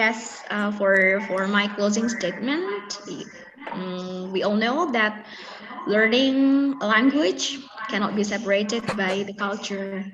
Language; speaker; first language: English; non-native, fluent; Indonesian